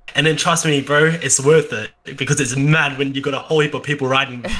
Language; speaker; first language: English; native; English